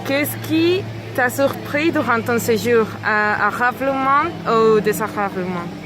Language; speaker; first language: French; non-native, learner; Spanish